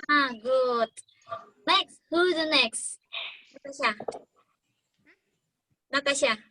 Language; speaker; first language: English; non-native, learner; Indonesian